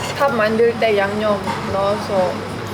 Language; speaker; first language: Korean; non-native, learner; Thai